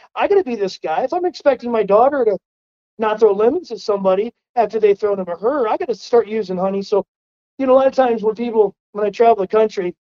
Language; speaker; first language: English; native; English